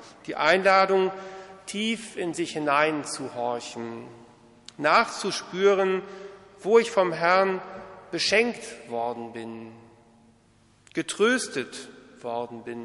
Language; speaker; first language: German; native; German